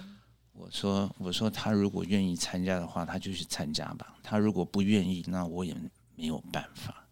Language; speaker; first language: Chinese; native; Chinese